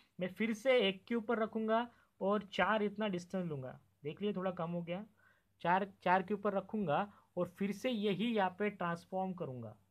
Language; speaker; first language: Hindi; non-native, local second language; Marathi